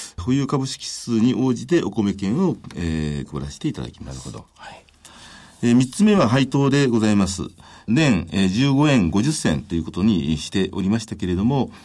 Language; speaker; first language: Japanese; native; Japanese